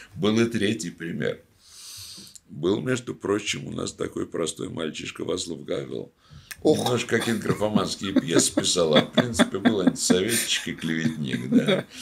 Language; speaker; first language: Russian; native; Russian